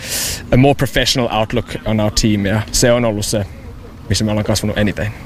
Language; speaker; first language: Finnish; non-native, learner; English